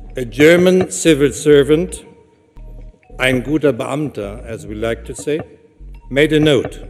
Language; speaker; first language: English; non-native, fluent; German